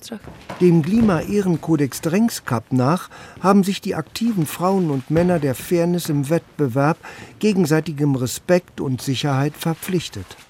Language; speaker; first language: German; native; German